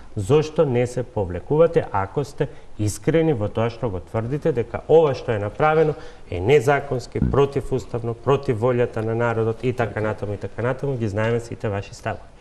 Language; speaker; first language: Macedonian; native; Macedonian